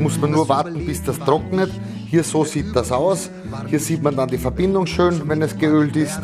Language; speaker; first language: German; native; German